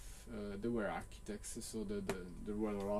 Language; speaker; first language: English; non-native, fluent; Italian